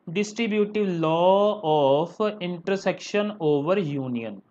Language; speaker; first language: English; non-native, local second language; Punjabi